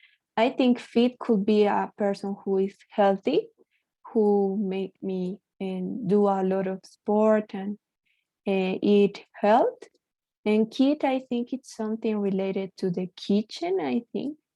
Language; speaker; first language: English; non-native, learner; Spanish